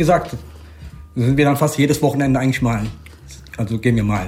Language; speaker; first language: German; native; German